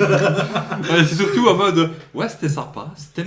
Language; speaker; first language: French; native; French